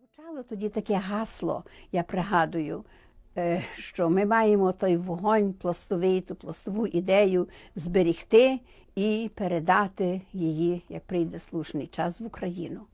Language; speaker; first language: Ukrainian; native; Ukrainian